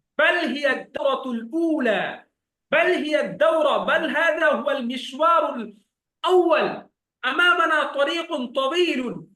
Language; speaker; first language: Arabic; non-native, fluent; Bangla